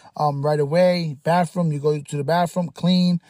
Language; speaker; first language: English; native; English